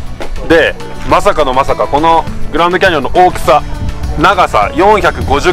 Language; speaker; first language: Japanese; native; Japanese